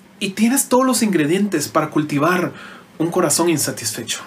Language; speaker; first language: Spanish; native; Spanish